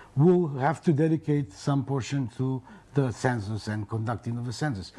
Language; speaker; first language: English; non-native, fluent; Macedonian